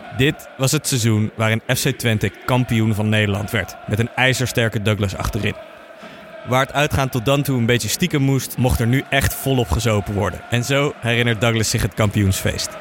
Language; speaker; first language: Dutch; native; Dutch